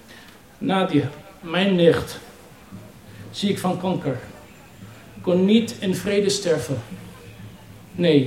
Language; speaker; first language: Dutch; non-native, fluent; Arabic